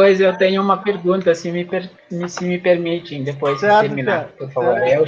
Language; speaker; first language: Portuguese; non-native, fluent; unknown